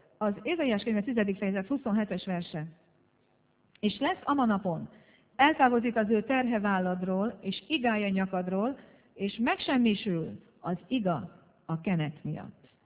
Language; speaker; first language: Hungarian; native; Hungarian